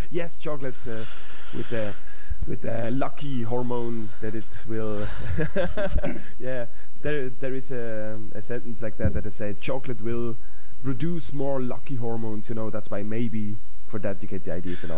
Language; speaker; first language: English; non-native, fluent; German